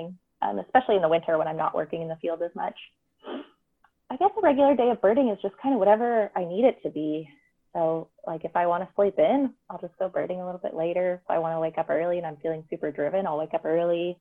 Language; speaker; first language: English; native; English